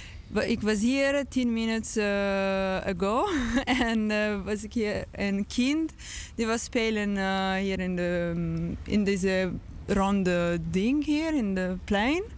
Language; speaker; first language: Dutch; non-native, learner; English